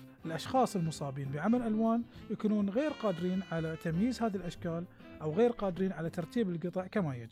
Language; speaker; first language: Arabic; native; Arabic